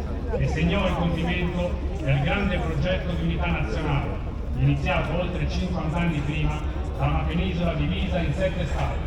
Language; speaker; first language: Italian; native; Italian